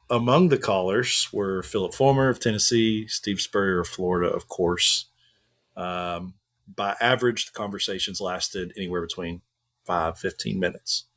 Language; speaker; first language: English; native; English